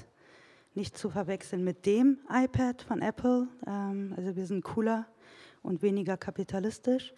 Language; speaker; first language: German; early bilingual, other home language; Turkish